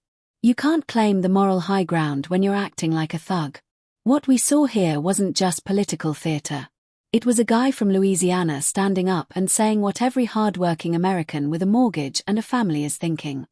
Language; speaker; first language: English; native; English